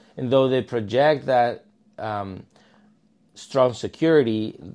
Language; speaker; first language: English; non-native, fluent; Spanish